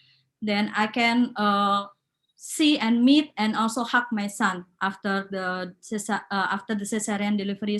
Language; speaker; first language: English; non-native, fluent; Indonesian